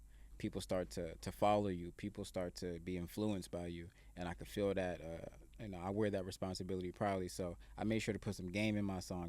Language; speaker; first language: English; native; English